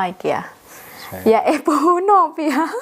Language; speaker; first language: Finnish; non-native, learner; Thai